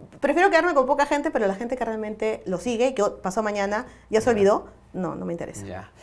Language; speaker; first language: Spanish; native; Spanish